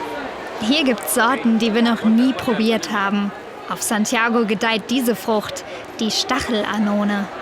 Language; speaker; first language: German; native; German